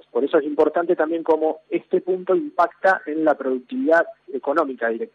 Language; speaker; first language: Spanish; native; Spanish